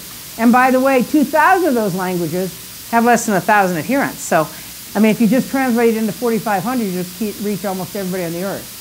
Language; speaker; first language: English; native; English